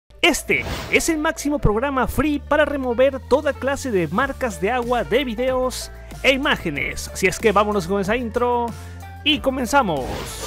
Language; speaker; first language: Spanish; native; Spanish